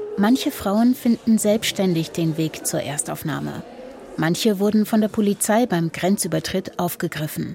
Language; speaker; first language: German; native; German